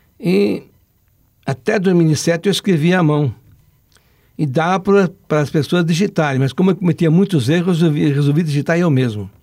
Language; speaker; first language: Portuguese; non-native, local second language; Italian